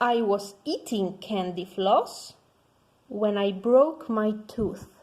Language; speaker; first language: English; non-native, fluent; Polish